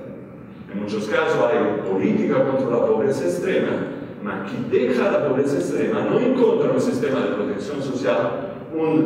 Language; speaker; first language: Spanish; non-native, fluent; Italian